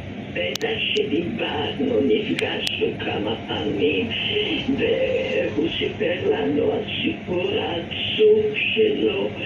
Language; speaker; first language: Hebrew; non-native, fluent; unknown